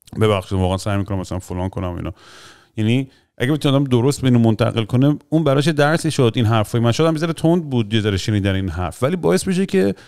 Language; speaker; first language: Persian; early bilingual, heritage; Persian